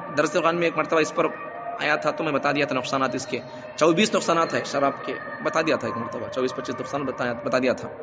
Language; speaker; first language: Urdu; native; Urdu